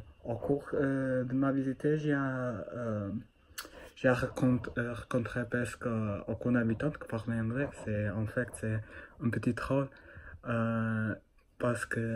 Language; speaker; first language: French; non-native, learner; Portuguese